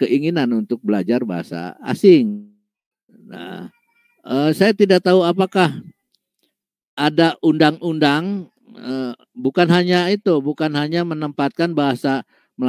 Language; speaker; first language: Indonesian; native; Indonesian